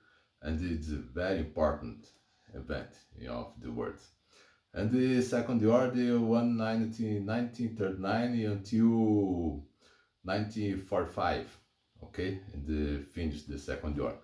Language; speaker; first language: English; non-native, learner; Portuguese